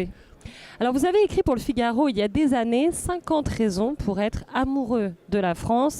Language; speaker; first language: French; native; French